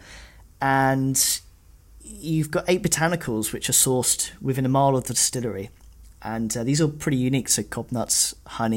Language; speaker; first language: English; native; English